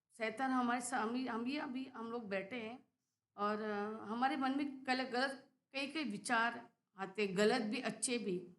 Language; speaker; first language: Hindi; non-native, local second language; Bangla